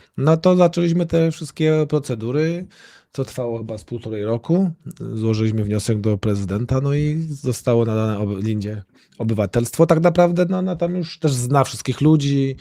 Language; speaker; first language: Polish; native; Polish